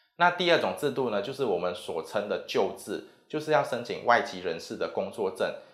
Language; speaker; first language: Chinese; native; Chinese